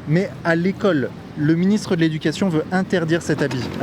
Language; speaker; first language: French; native; French